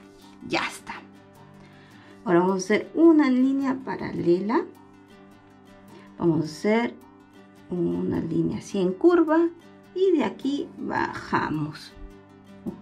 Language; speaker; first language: Spanish; native; Spanish